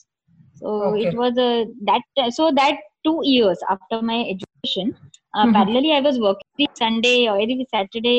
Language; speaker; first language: English; non-native, local second language; Marathi